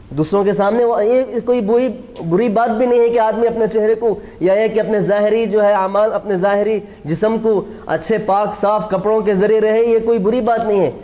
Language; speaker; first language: Urdu; native; Urdu